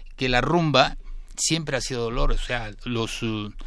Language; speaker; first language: Spanish; native; Spanish